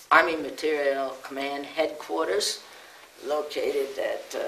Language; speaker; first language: English; native; English